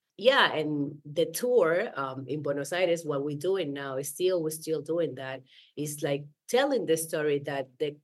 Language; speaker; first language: English; non-native, fluent; Spanish